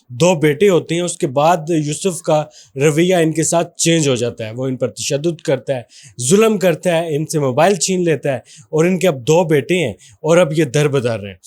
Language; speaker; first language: Urdu; native; Urdu